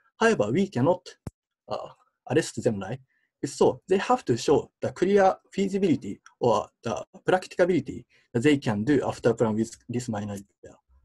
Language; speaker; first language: English; non-native, fluent; Japanese